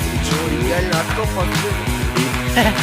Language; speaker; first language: Russian; non-native, local second language; Kazakh